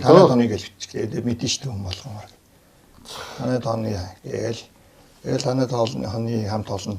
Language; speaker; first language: Mongolian; native; Mongolian